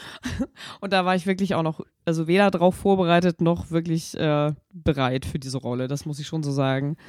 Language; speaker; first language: German; native; German